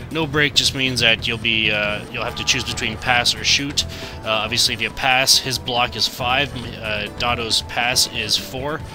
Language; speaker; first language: English; native; English